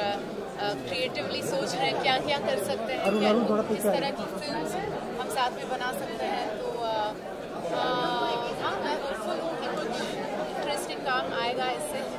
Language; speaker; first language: Hindi; non-native, local second language; French